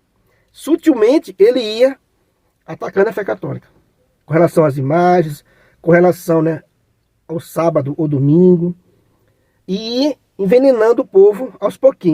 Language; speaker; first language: Portuguese; native; Portuguese